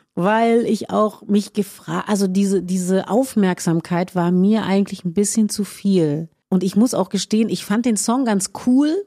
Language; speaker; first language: German; native; German